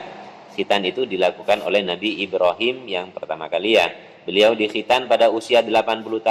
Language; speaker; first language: Indonesian; native; Indonesian